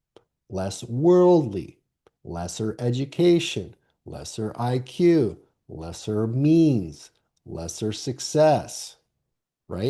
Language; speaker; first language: English; native; English